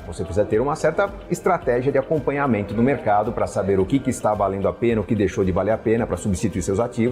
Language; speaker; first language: Portuguese; native; Portuguese